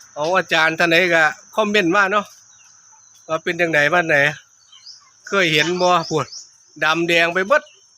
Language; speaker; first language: Thai; native; Thai